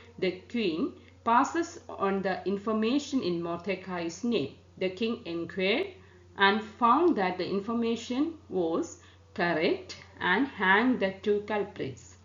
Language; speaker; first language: English; non-native, local second language; Malayalam